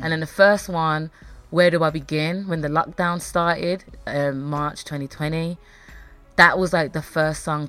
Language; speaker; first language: English; native; English